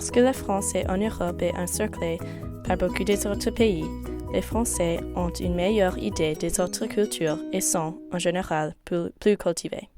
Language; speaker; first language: French; non-native, fluent; English